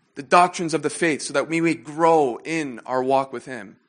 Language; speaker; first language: English; native; English